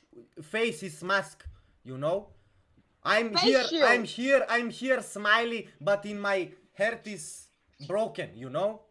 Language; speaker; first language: English; non-native, learner; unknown